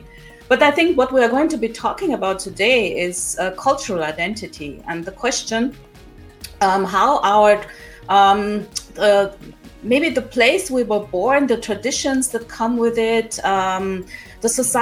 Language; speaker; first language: English; non-native, local second language; German